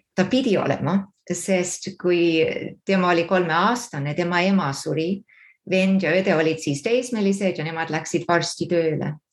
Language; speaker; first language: Estonian; early bilingual, heritage; Estonian